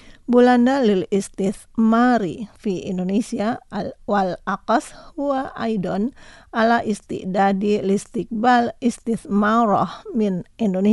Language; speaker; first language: Arabic; non-native, fluent; Indonesian